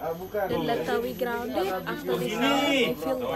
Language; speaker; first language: English; non-native, learner; Indonesian